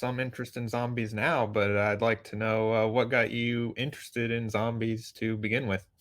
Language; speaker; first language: English; native; English